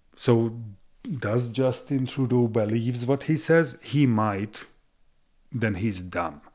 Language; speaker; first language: English; non-native, fluent; Hungarian